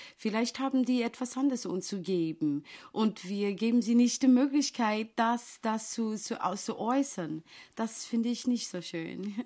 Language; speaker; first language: German; non-native, fluent; English